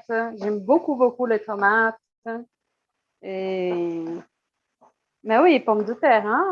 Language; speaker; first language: French; non-native, fluent; Portuguese